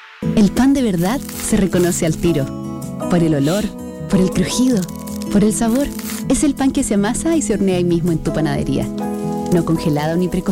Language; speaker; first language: Spanish; native; Spanish